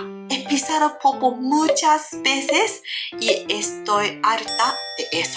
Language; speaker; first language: Spanish; non-native, learner; Japanese